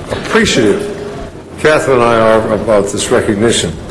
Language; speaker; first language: English; native; English